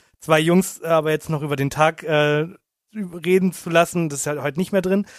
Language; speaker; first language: German; native; German